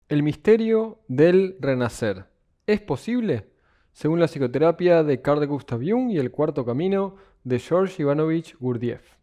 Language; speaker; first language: Spanish; native; Spanish